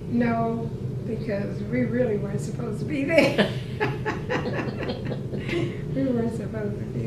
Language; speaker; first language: English; native; English